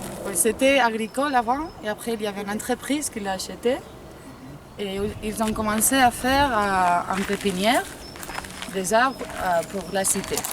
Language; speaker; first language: French; non-native, fluent; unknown